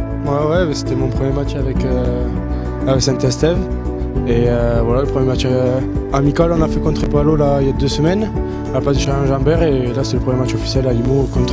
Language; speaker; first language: French; native; French